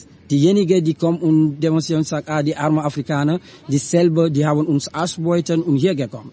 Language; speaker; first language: German; non-native, learner; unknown